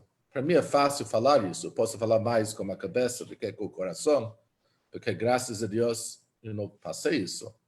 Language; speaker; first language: Portuguese; non-native, fluent; Hebrew